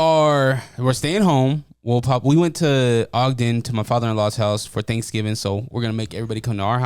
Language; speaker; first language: English; native; English